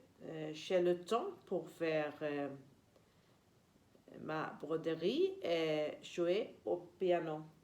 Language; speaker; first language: French; non-native, learner; Swedish